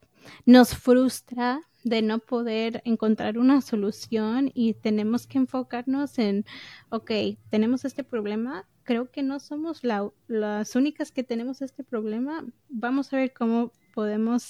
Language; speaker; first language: Spanish; early bilingual, heritage; English